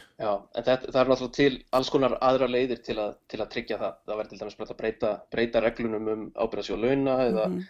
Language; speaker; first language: Icelandic; native; Icelandic